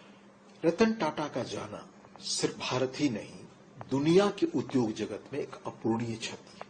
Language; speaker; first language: Hindi; native; Hindi